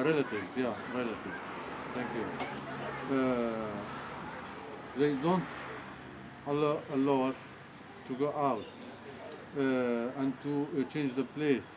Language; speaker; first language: English; non-native, learner; Arabic